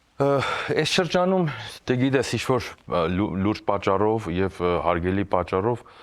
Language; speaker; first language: Armenian; early bilingual, heritage; Armenian